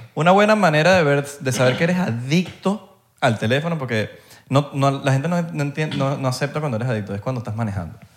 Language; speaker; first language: Spanish; native; Spanish